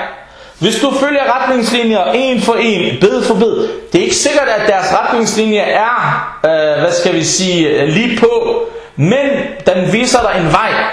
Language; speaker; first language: Danish; early bilingual, other home language; Arabic